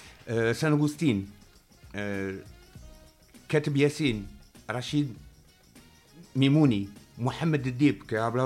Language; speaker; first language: Spanish; non-native, fluent; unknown